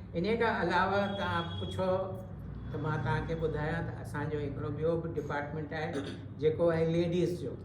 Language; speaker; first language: Sindhi; early bilingual, heritage; Sindhi